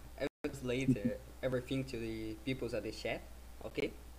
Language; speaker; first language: English; non-native, learner; Portuguese